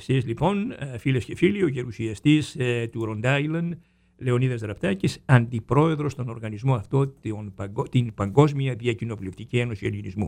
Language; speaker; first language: Greek; native; Greek